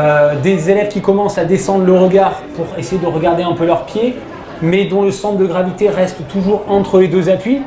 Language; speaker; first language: French; native; French